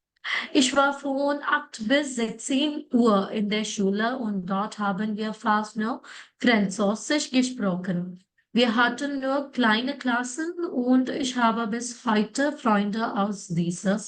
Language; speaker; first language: German; non-native, fluent; Malayalam